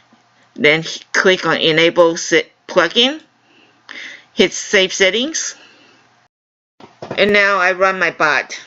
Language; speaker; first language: English; non-native, fluent; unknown